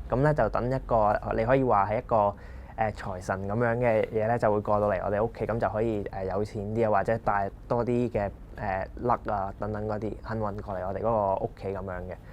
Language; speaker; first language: Cantonese; non-native, local second language; Punjabi